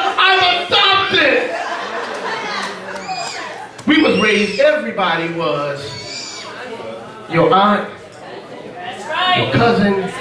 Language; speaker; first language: English; native; English